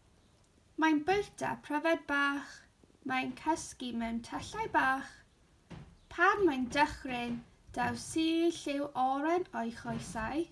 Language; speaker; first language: Welsh; non-native, local second language; English